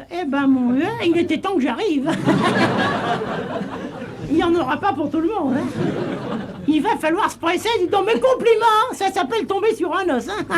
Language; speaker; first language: French; native; French